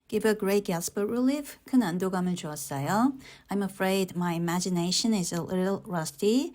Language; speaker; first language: English; non-native, fluent; Korean